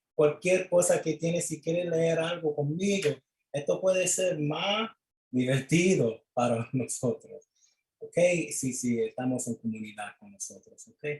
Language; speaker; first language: Spanish; early bilingual, other home language; English